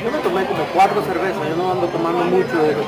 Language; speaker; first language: Spanish; native; Spanish